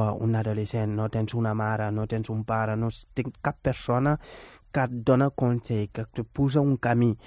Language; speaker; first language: Catalan; non-native, fluent; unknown